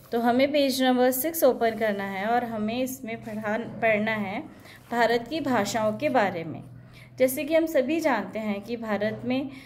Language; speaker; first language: Hindi; native; Hindi